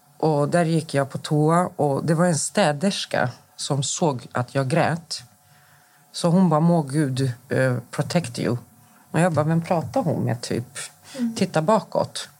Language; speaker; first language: Swedish; native; Swedish